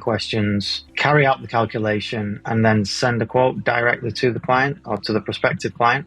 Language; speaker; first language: English; native; English